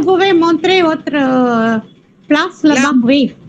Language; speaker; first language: French; non-native, fluent; Tamil